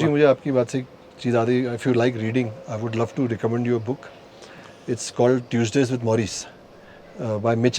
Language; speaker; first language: Hindi; native; Hindi